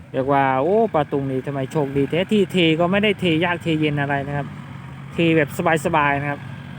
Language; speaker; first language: Thai; native; Thai